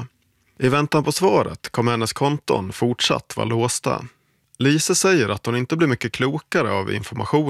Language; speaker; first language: Swedish; native; Swedish